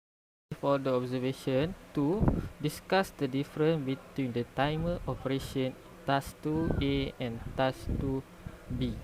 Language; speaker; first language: English; non-native, local second language; Malay